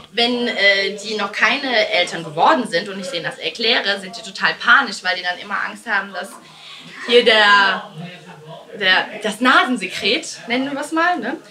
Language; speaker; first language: German; early bilingual, other home language; Italian